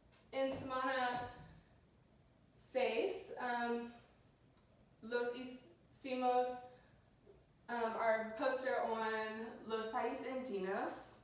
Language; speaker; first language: Spanish; non-native, learner; English